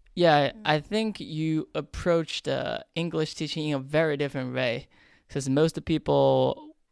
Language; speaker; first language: English; non-native, fluent; Chinese